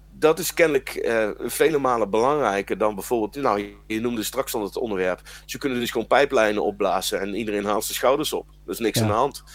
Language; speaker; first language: Dutch; native; Dutch